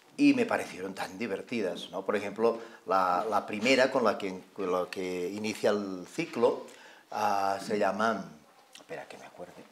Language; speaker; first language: Spanish; non-native, local second language; Catalan